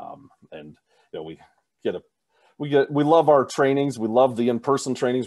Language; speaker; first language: English; native; English